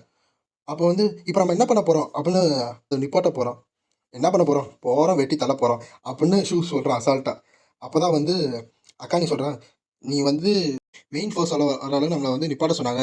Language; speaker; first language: Tamil; native; Tamil